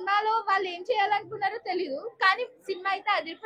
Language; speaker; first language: Telugu; native; Telugu